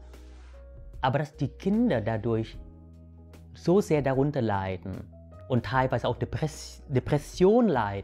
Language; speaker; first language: German; early bilingual, other home language; Vietnamese